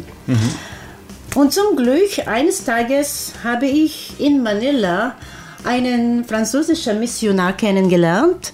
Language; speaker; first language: German; non-native, fluent; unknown